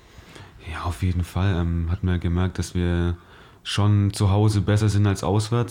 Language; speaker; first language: German; native; German